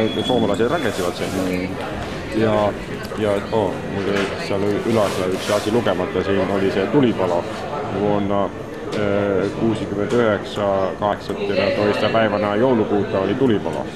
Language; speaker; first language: Finnish; non-native, learner; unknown